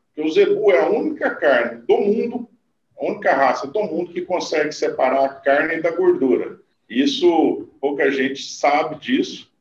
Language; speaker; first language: Portuguese; native; Portuguese